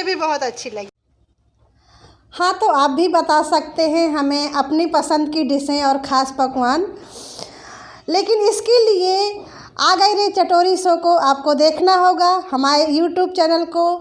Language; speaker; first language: Hindi; native; Hindi